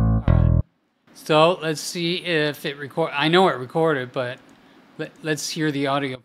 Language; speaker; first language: English; native; English